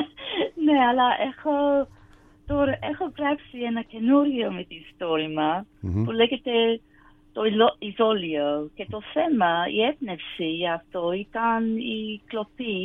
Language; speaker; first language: Greek; non-native, learner; English